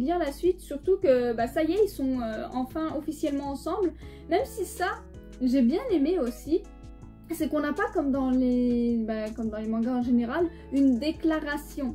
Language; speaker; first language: French; native; French